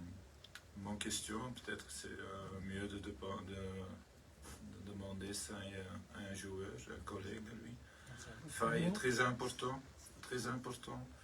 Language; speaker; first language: French; non-native, learner; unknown